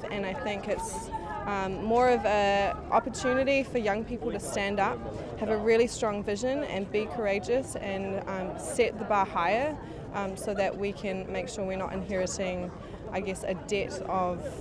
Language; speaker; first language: English; native; English